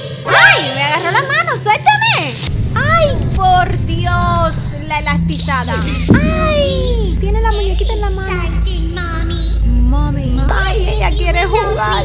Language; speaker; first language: Spanish; native; Spanish